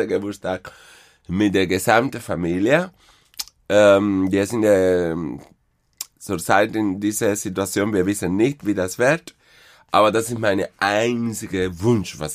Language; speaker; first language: German; non-native, fluent; Spanish